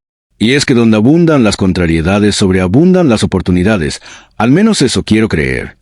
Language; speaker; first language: Spanish; native; Spanish